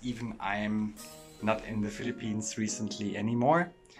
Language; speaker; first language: English; non-native, fluent; German